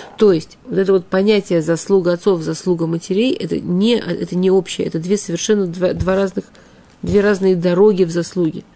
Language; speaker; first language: Russian; early bilingual, heritage; Russian